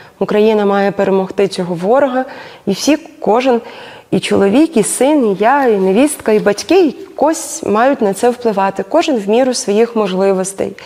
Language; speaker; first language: Ukrainian; native; Ukrainian